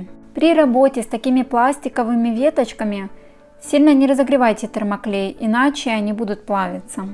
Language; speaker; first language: Russian; native; Russian